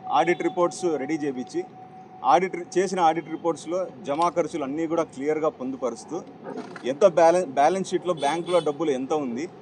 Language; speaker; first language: Telugu; native; Telugu